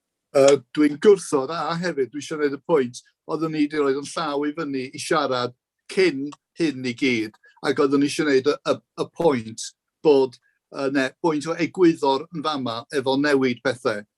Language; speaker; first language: Welsh; native; Welsh